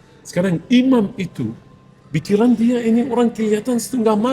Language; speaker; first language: Indonesian; non-native, fluent; Arabic